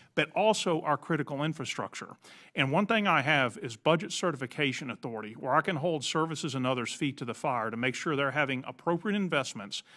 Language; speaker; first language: English; native; English